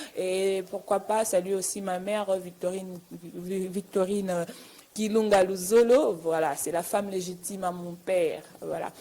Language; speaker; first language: French; non-native, local second language; Lingala